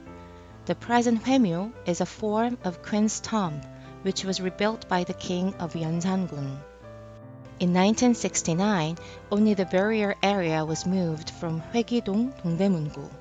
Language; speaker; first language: English; non-native, fluent; Korean